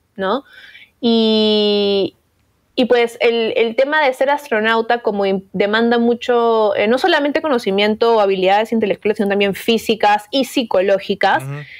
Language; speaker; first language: Spanish; native; Spanish